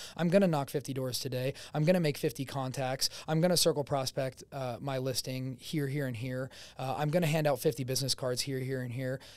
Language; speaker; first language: English; native; English